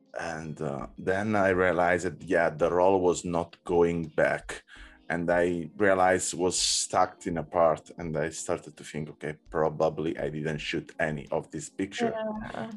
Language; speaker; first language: English; non-native, learner; Italian